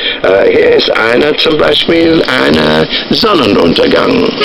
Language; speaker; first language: German; non-native, fluent; English